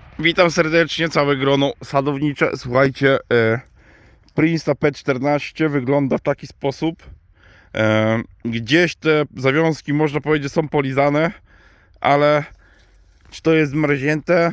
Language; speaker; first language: Polish; native; Polish